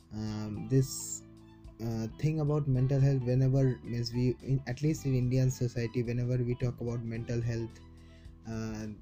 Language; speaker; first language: English; non-native, local second language; Bangla